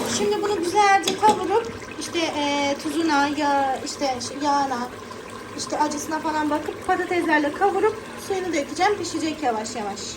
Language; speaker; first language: Turkish; native; Turkish